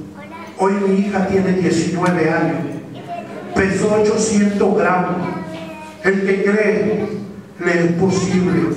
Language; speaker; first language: Spanish; native; Spanish